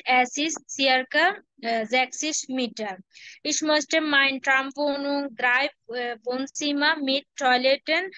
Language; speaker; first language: German; non-native, learner; Bangla